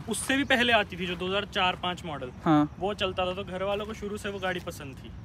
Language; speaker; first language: Hindi; native; Hindi